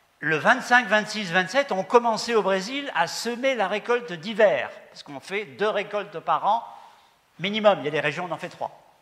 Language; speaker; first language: French; native; French